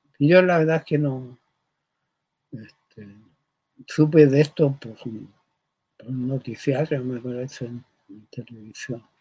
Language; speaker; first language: Spanish; early bilingual, other home language; German